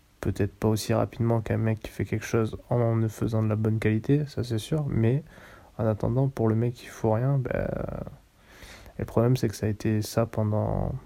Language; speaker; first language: French; native; French